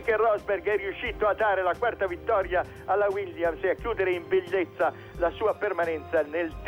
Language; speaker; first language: Italian; native; Italian